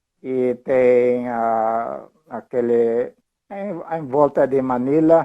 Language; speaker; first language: Portuguese; non-native, fluent; Filipino